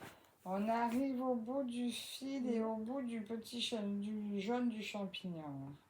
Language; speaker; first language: French; native; French